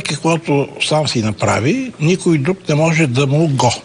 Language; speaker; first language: Bulgarian; native; Bulgarian